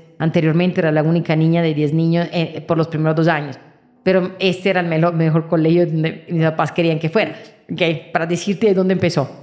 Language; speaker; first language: Spanish; non-native, fluent; Italian